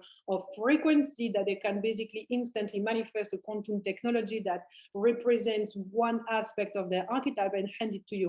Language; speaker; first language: English; non-native, fluent; French